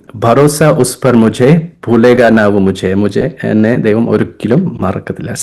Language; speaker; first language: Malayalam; early bilingual, heritage; Hindi